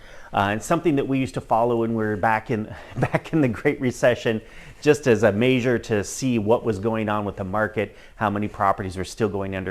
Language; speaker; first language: English; native; English